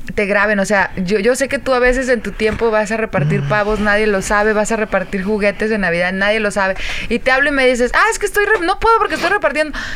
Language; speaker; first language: Spanish; native; Spanish